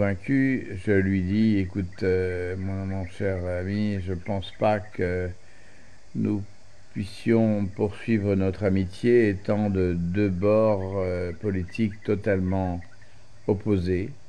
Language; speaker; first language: French; native; French